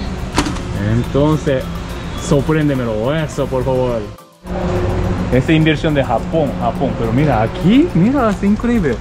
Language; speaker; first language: Spanish; non-native, learner; Japanese